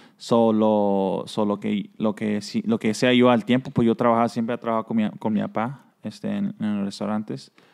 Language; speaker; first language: Spanish; early bilingual, heritage; Spanish